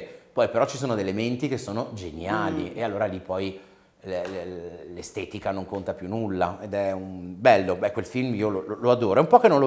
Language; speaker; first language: Italian; native; Italian